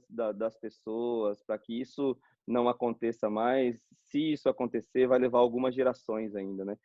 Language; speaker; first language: Portuguese; native; Portuguese